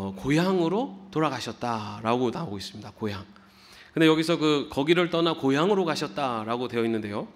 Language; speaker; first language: Korean; native; Korean